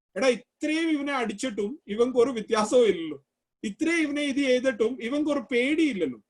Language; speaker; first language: Malayalam; early bilingual, heritage; Malayalam